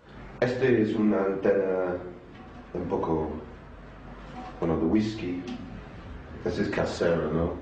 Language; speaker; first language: Spanish; non-native, fluent; English